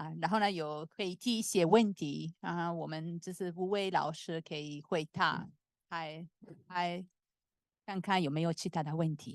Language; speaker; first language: Chinese; non-native, fluent; Italian